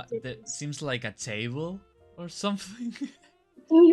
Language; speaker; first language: English; non-native, fluent; Spanish